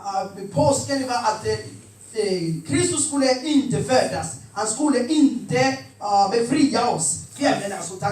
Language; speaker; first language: Swedish; non-native, fluent; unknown